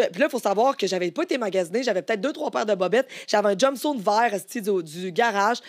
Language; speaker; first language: French; native; French